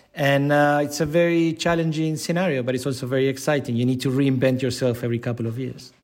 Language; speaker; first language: English; non-native, fluent; Spanish